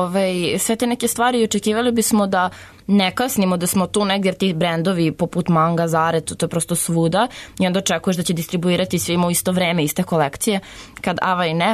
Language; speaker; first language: Serbian; native; Serbian